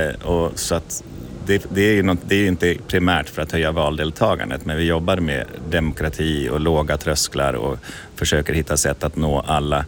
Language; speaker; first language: Swedish; native; Swedish